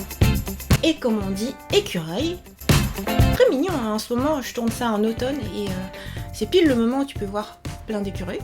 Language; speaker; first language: French; native; French